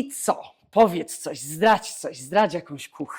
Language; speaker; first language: Polish; native; Polish